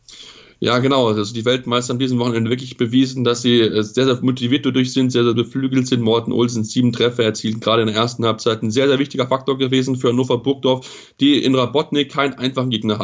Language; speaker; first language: German; native; German